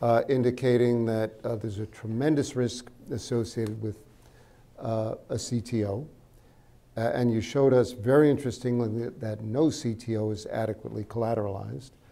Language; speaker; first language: English; native; English